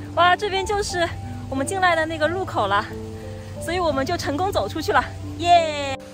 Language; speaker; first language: Chinese; native; Chinese